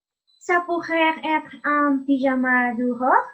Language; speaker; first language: French; non-native, learner; Spanish